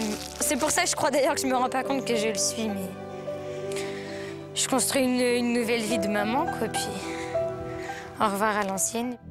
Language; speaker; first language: French; native; French